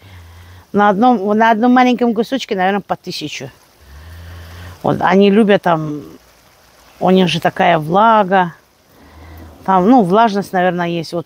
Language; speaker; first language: Russian; native; Russian